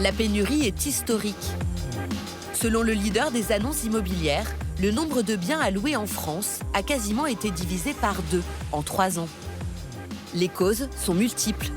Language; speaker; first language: French; native; French